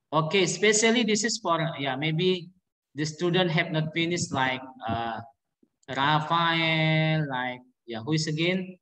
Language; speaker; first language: English; non-native, learner; Indonesian